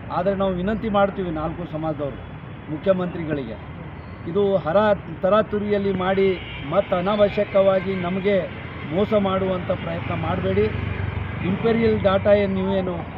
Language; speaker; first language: Kannada; non-native, local second language; Lambadi